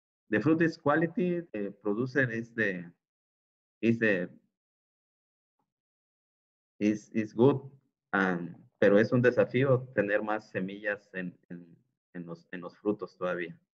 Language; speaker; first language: Spanish; native; Spanish